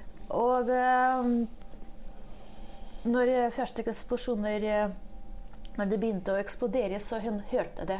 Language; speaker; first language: Swedish; non-native, fluent; Ukrainian